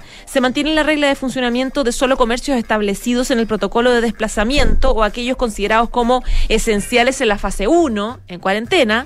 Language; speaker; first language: Spanish; native; Spanish